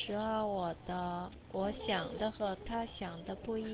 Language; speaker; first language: Chinese; non-native, learner; Korean